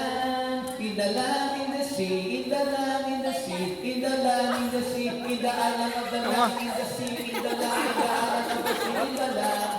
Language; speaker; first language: English; non-native, fluent; Filipino